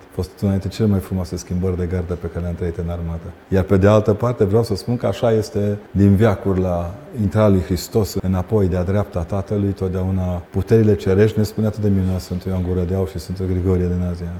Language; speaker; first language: Romanian; native; Romanian